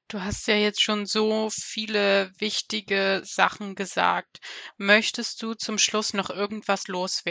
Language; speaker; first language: German; native; German